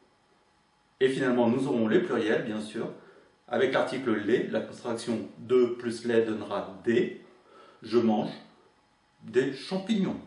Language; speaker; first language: French; native; French